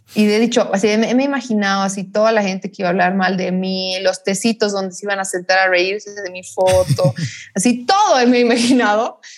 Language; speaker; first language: Spanish; native; Spanish